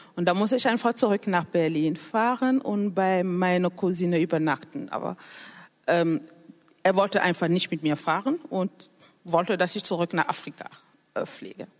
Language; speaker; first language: German; non-native, fluent; French